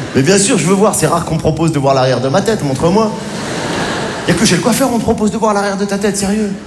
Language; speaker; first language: French; native; French